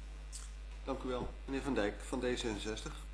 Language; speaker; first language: Dutch; native; Dutch